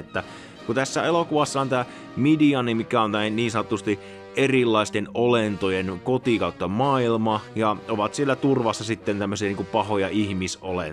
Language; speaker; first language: Finnish; native; Finnish